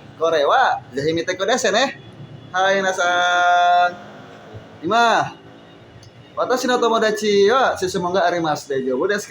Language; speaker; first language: Japanese; non-native, learner; Indonesian